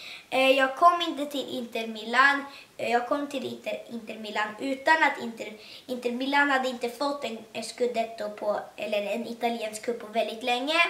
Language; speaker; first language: Swedish; early bilingual, other home language; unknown